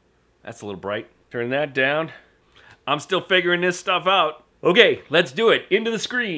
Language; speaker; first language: English; native; English